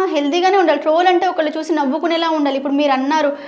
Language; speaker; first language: Telugu; non-native, local second language; Hindi